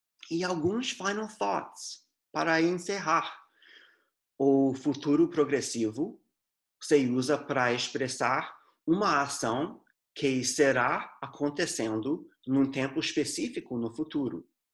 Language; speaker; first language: Portuguese; non-native, fluent; English